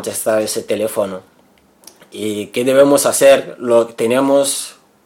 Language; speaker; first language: Spanish; non-native, learner; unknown